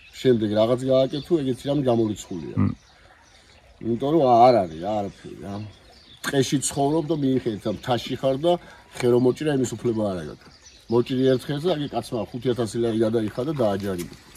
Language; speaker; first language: Georgian; native; Georgian